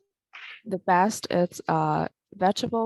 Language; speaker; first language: English; non-native, learner; Vietnamese